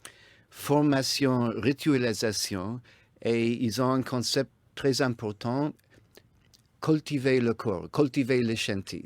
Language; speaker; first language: French; non-native, fluent; English